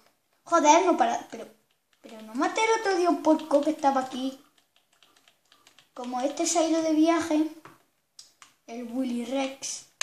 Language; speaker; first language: Spanish; native; Spanish